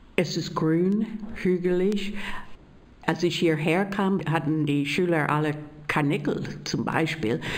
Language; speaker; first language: German; native; German